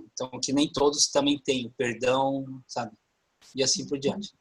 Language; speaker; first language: Portuguese; native; Portuguese